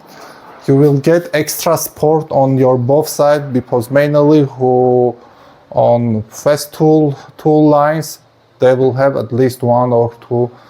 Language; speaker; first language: English; non-native, fluent; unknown